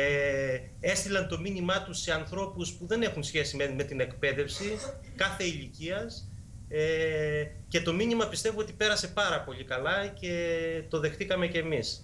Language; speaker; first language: Greek; native; Greek